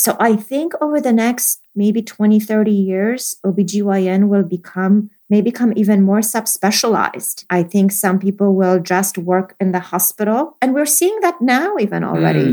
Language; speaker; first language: English; non-native, fluent; Polish